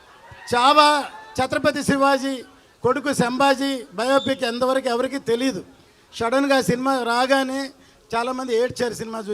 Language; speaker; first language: Telugu; native; Telugu